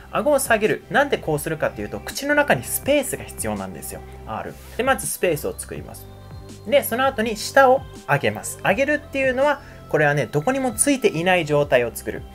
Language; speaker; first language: Japanese; native; Japanese